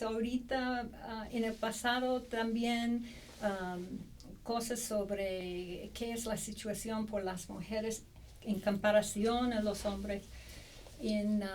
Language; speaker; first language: Spanish; non-native, fluent; English